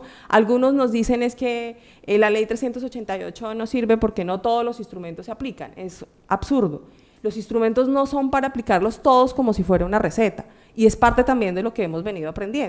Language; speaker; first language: Spanish; native; Spanish